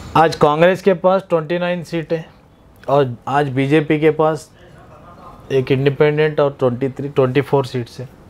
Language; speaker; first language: Hindi; non-native, local second language; Urdu